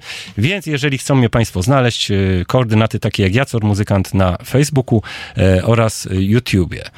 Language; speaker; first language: Polish; native; Polish